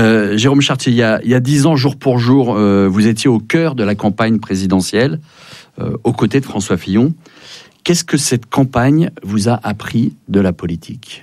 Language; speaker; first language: French; native; French